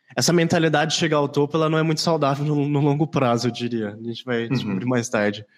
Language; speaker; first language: Portuguese; native; Portuguese